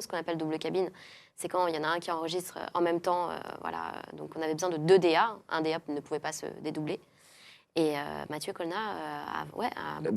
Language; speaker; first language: French; native; French